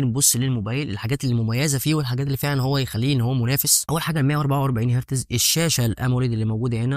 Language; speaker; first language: Arabic; native; Arabic